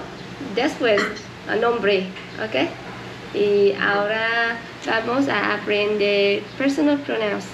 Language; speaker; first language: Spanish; non-native, learner; Japanese